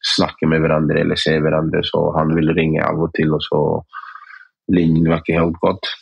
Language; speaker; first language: Norwegian; early bilingual, other home language; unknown